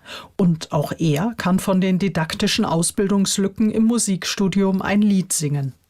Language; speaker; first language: German; native; German